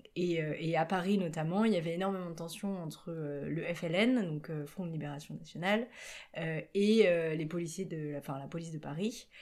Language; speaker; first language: French; native; French